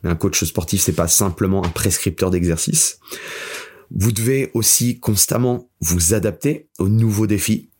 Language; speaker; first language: French; native; French